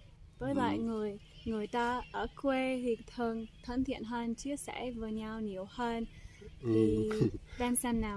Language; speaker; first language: Vietnamese; non-native, fluent; English